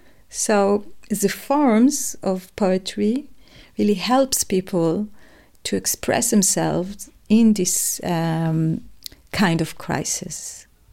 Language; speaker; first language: English; non-native, fluent; Hebrew